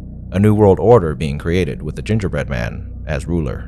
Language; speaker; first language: English; native; English